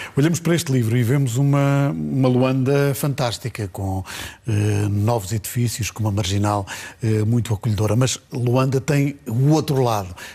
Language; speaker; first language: Portuguese; native; Portuguese